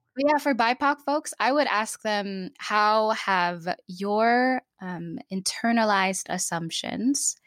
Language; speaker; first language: English; non-native, local second language; Filipino